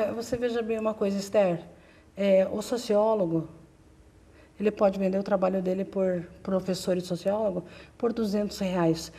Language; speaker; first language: Portuguese; native; Portuguese